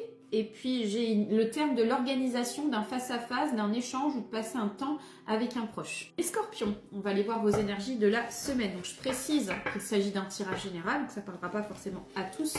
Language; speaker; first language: French; native; French